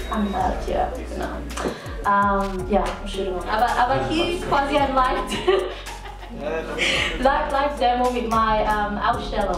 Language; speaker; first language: German; non-native, learner; Cantonese